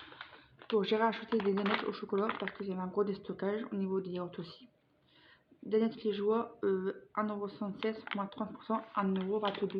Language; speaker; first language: French; native; French